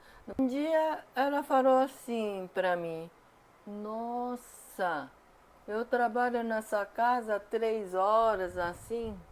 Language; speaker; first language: Portuguese; non-native, fluent; Japanese